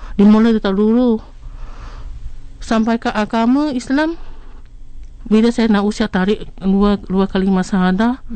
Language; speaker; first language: Malay; non-native, local second language; Chinese